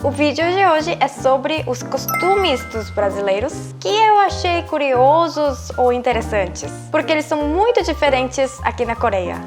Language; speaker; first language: Portuguese; non-native, fluent; Korean